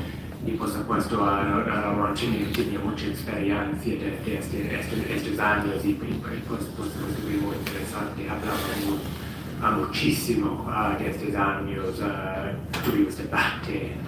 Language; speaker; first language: Spanish; non-native, fluent; English